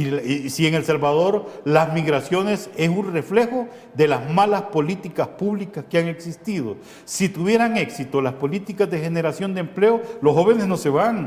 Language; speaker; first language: Spanish; native; Spanish